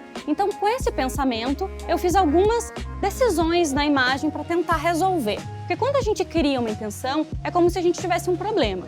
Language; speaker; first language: Portuguese; native; Portuguese